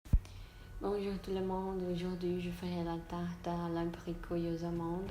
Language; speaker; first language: French; non-native, learner; Portuguese